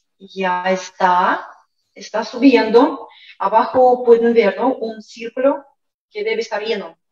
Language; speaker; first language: Spanish; non-native, fluent; Russian